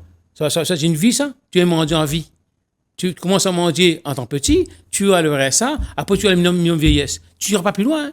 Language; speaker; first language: French; non-native, local second language; Réunion Creole French